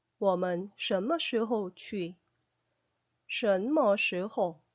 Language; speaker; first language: Chinese; non-native, fluent; Korean